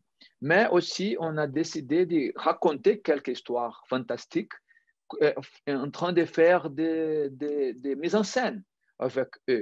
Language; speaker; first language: French; non-native, fluent; Portuguese